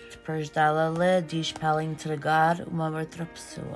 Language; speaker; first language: Portuguese; early bilingual, heritage; Portuguese